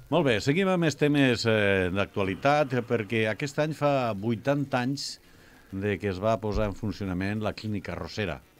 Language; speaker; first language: Catalan; native; Catalan